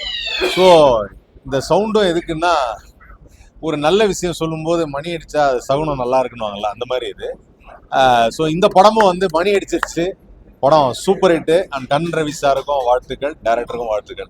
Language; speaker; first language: Tamil; native; Tamil